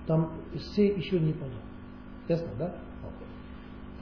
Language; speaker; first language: Russian; non-native, learner; Tibetan